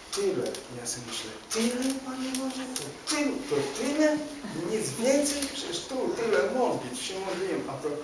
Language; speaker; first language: Polish; native; Polish